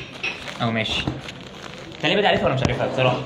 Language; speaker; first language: Arabic; native; Arabic